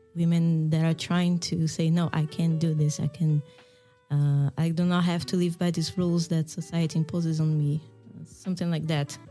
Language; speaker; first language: English; non-native, fluent; Portuguese